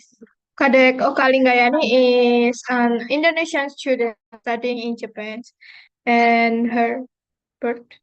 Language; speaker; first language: English; non-native, fluent; Indonesian